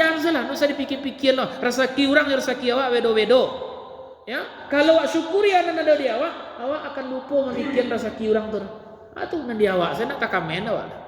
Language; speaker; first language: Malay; non-native, local second language; Minangkabau